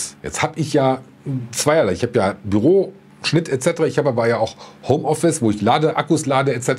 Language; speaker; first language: German; native; German